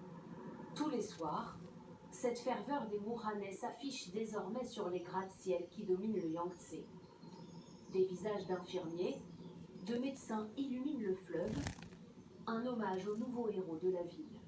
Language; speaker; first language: French; native; French